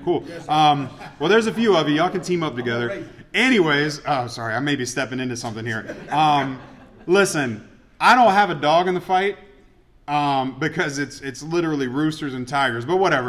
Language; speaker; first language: English; native; English